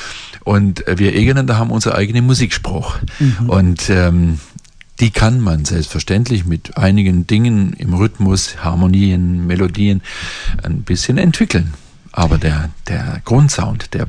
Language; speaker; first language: German; native; German